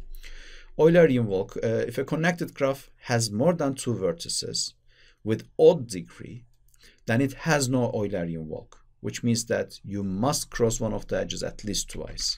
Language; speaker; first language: English; non-native, fluent; Turkish